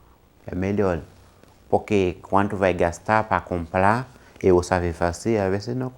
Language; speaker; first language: Portuguese; non-native, learner; Haitian Creole